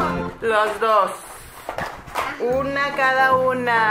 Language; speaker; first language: Spanish; native; Spanish